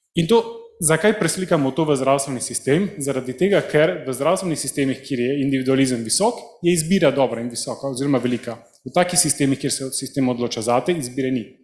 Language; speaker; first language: Slovenian; early bilingual, heritage; Slovenian